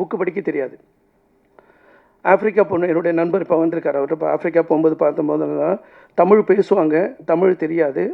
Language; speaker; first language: Tamil; native; Tamil